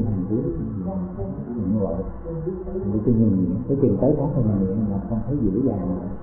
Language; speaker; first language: Vietnamese; native; Vietnamese